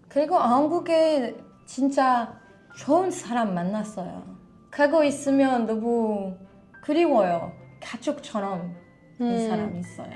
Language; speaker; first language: Korean; non-native, learner; French